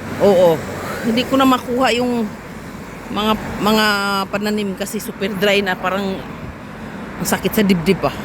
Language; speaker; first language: Filipino; non-native, local second language; Cebuano